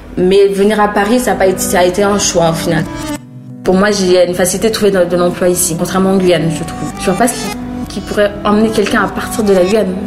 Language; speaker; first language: French; native; French